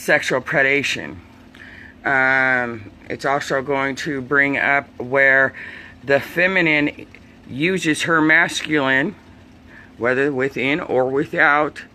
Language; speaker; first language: English; native; English